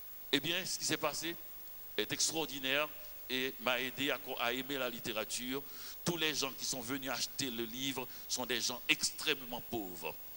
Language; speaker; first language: French; non-native, local second language; Haitian Creole